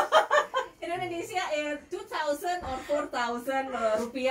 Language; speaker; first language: English; non-native, fluent; Indonesian